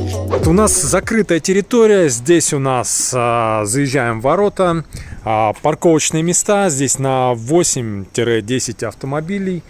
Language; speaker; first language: Russian; native; Russian